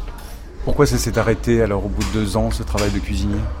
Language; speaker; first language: French; native; French